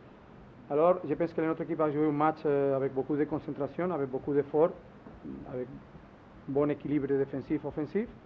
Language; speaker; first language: French; non-native, learner; Spanish